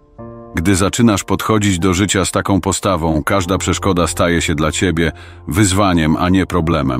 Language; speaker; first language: Polish; native; Polish